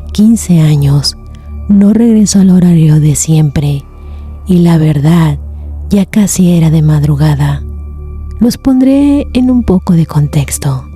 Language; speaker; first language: Spanish; native; Spanish